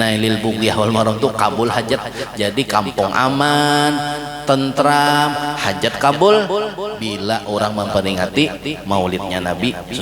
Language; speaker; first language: Indonesian; non-native, local second language; Banjar